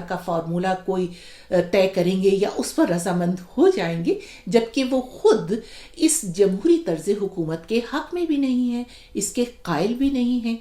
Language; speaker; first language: Urdu; native; Urdu